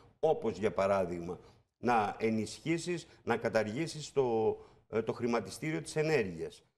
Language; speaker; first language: Greek; native; Greek